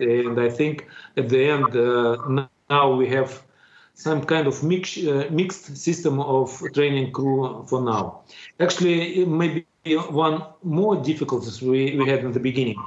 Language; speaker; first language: English; non-native, fluent; Russian